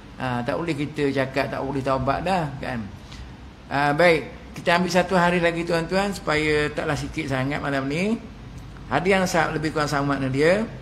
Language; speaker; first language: Malay; native; Malay